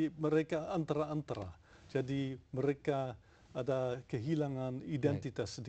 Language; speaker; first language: Indonesian; non-native, fluent; Dutch